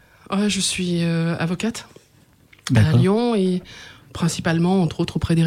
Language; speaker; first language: French; native; French